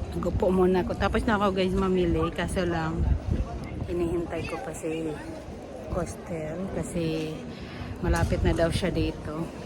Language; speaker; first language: Filipino; non-native, local second language; Hiligaynon